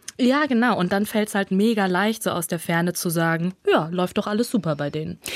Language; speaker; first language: German; early bilingual, other home language; Russian